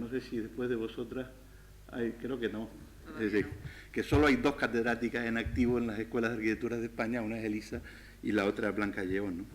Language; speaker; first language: Spanish; native; Spanish